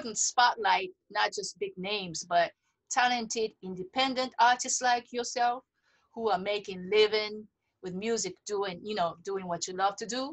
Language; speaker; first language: English; non-native, fluent; Japanese